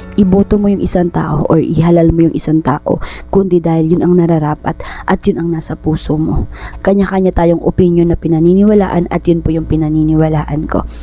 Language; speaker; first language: Filipino; non-native, local second language; Bikol